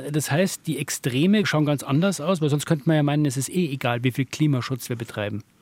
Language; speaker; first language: German; native; German